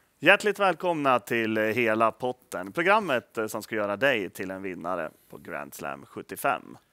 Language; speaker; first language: Swedish; native; Swedish